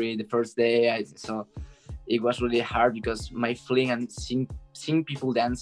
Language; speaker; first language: English; non-native, learner; Spanish